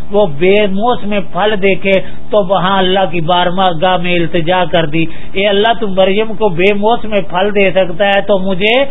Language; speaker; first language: Urdu; non-native, local second language; Dogri